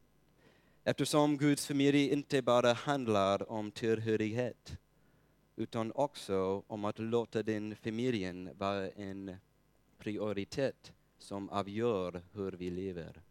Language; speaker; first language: Swedish; non-native, fluent; English